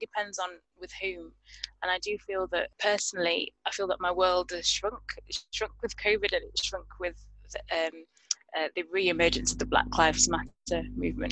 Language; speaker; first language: English; native; English